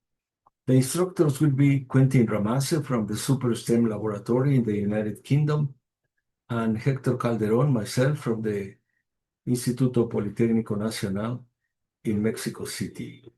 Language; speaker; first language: English; non-native, fluent; Spanish